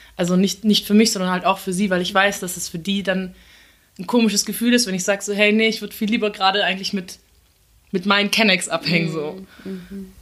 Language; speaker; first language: German; early bilingual, other home language; Turkish